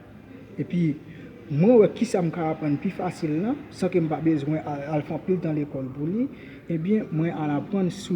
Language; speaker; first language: French; non-native, learner; Haitian Creole